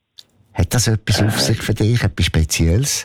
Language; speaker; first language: German; native; German